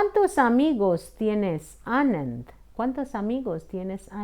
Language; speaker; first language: Spanish; non-native, fluent; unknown